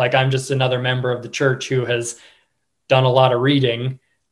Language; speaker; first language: English; native; English